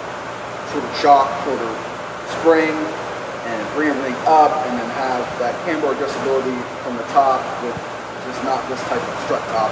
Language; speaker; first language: English; native; English